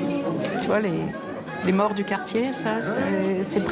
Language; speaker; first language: French; native; French